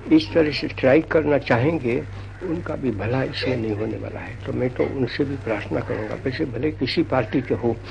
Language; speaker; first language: Hindi; non-native, local second language; Gujarati